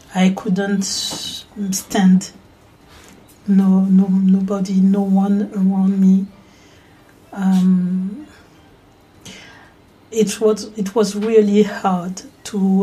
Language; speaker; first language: English; non-native, learner; French